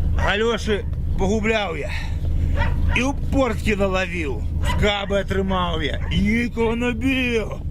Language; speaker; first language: Belarusian; native; Belarusian